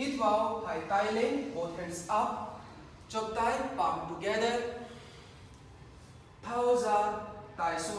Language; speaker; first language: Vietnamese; non-native, learner; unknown